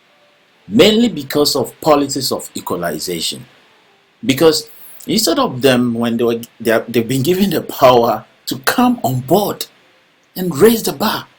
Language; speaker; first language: English; non-native, local second language; Akan